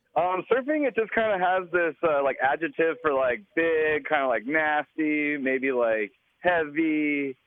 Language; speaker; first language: English; native; English